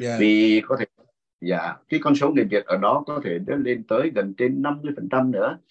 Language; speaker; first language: Vietnamese; native; Vietnamese